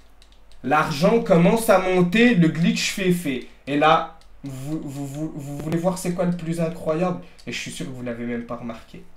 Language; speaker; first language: French; native; French